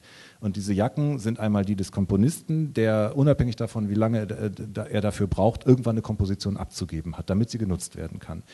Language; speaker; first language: German; native; German